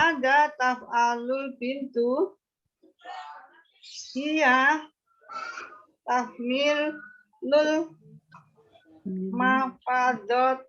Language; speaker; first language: Arabic; non-native, learner; Indonesian